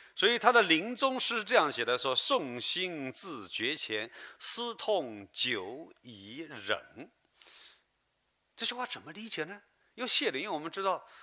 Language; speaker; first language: Chinese; native; Chinese